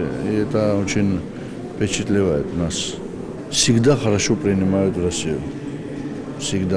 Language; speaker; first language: Russian; non-native, fluent; Georgian